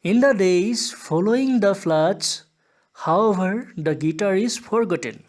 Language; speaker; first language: English; non-native, local second language; Assamese